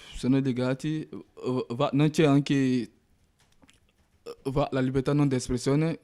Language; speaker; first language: Italian; non-native, learner; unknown